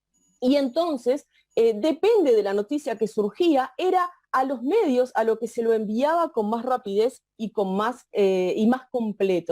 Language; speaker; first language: Spanish; native; Spanish